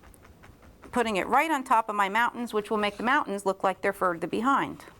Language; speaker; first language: English; native; English